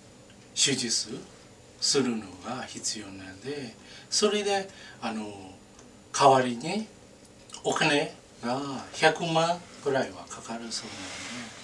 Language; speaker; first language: Japanese; non-native, learner; Burmese